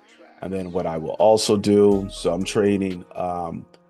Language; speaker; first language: English; native; English